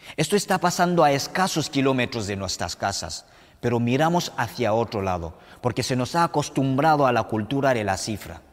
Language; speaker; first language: Spanish; non-native, fluent; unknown